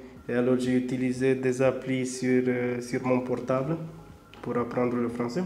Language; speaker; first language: French; non-native, learner; Romanian